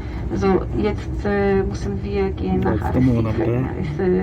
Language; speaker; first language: German; non-native, fluent; Spanish